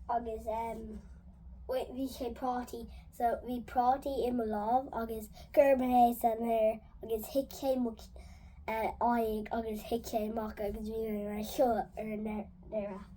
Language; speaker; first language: Irish; non-native, learner; English